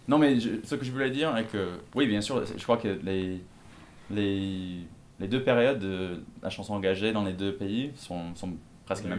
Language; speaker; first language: French; non-native, fluent; English